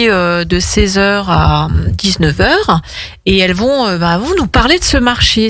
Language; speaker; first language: French; native; French